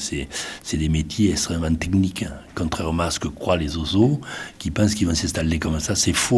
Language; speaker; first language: French; native; French